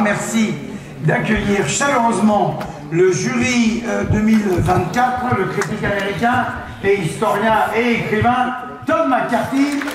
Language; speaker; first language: French; native; French